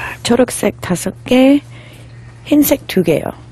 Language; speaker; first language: Korean; early bilingual, heritage; English